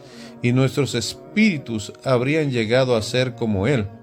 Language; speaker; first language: Spanish; native; Spanish